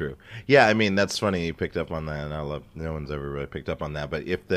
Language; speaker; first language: English; native; English